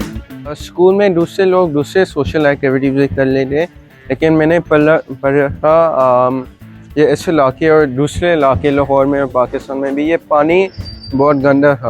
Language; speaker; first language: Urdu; non-native, fluent; English